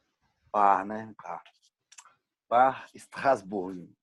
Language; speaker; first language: French; non-native, learner; Portuguese